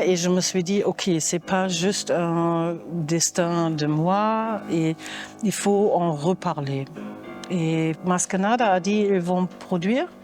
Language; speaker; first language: French; non-native, fluent; German